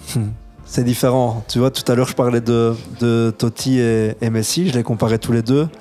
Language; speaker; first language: French; early bilingual, other home language; Italian